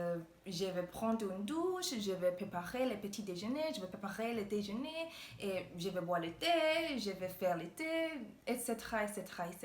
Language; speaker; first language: French; non-native, learner; English